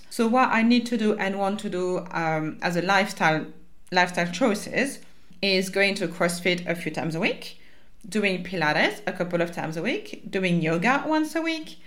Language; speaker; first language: English; non-native, fluent; French